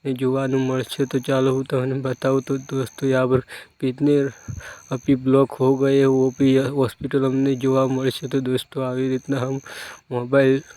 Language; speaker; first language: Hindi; non-native, local second language; Gujarati